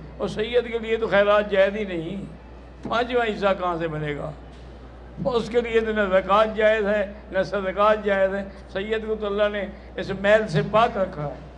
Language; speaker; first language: Urdu; native; Urdu